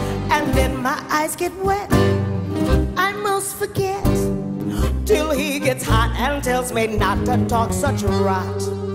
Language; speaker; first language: English; native; English